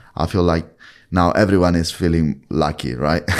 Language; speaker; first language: English; non-native, fluent; Italian